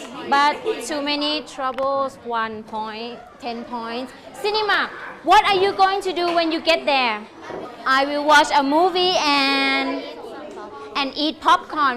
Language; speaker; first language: English; non-native, fluent; Thai